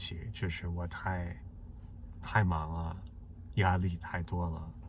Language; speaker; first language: Chinese; non-native, fluent; English